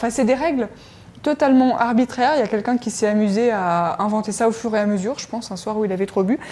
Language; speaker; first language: French; native; French